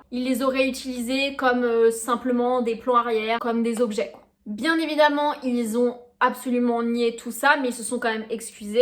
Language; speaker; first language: French; native; French